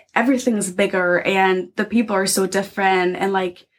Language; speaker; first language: English; non-native, fluent; German